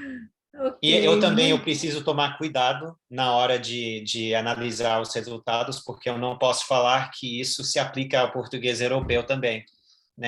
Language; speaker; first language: Portuguese; non-native, fluent; English